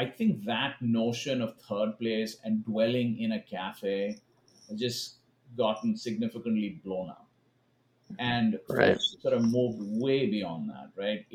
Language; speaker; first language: English; non-native, local second language; Hindi